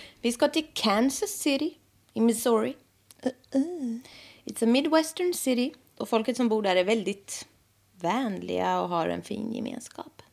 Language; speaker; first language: Swedish; native; Swedish